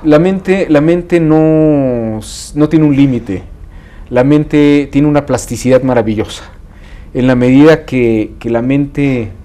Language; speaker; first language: Spanish; native; Spanish